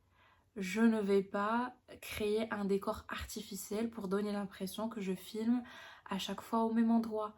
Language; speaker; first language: French; non-native, local second language; Arabic